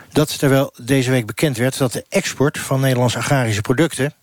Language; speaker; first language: Dutch; native; Dutch